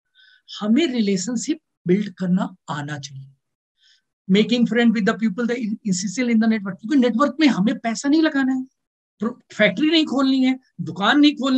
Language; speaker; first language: Hindi; native; Hindi